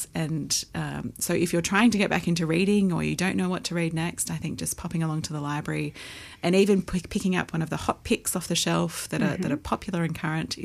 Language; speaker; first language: English; native; English